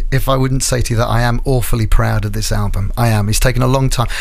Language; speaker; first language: English; native; English